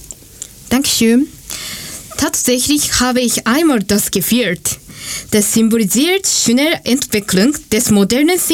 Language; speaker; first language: German; non-native, learner; Japanese